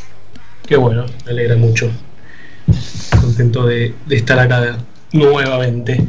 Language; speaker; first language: Spanish; native; Spanish